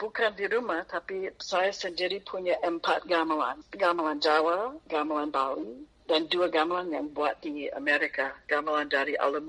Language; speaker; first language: Indonesian; non-native, fluent; English